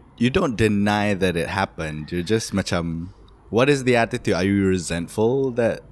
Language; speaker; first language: English; non-native, local second language; Malay